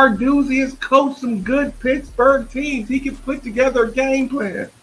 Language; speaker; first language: English; native; English